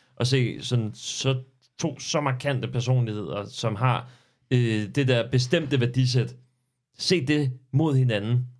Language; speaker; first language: Danish; native; Danish